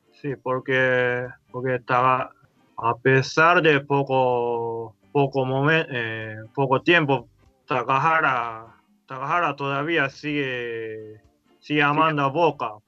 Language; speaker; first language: Spanish; non-native, learner; Japanese